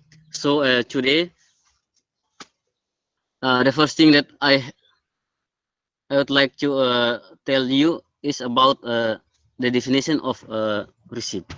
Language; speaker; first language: English; non-native, learner; Indonesian